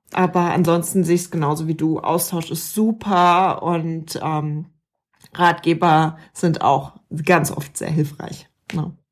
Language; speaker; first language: German; native; German